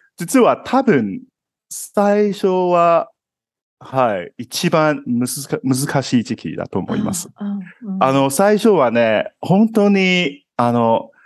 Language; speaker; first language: Japanese; non-native, fluent; Cantonese